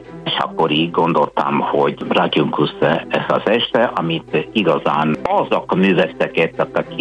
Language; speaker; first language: Hungarian; non-native, fluent; Italian